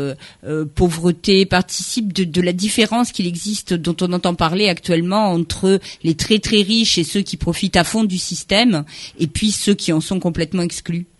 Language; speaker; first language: French; native; French